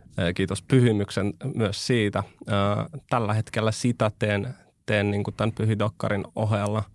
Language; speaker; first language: Finnish; early bilingual, other home language; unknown